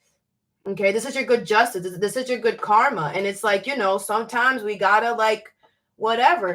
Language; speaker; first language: English; native; English